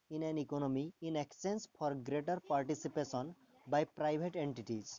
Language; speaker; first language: English; non-native, local second language; Assamese